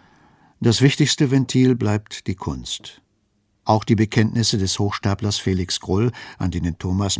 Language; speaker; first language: German; native; German